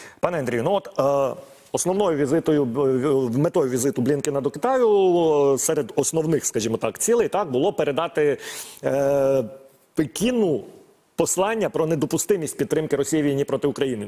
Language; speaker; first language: Ukrainian; native; Ukrainian